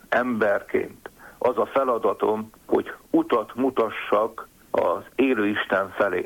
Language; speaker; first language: Hungarian; native; Hungarian